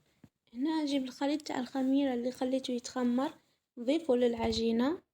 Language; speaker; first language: Arabic; native; Arabic